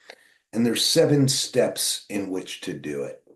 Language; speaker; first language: English; native; English